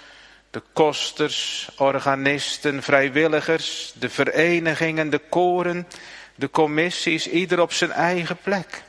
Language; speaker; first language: Dutch; native; Dutch